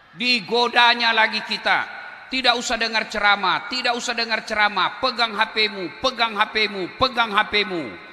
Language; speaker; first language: Indonesian; non-native, local second language; Buginese